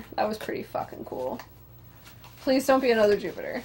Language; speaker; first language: English; native; English